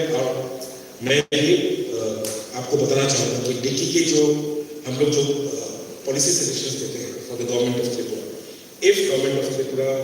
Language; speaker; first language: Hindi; non-native, local second language; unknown